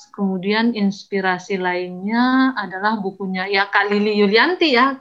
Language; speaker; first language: Indonesian; native; Indonesian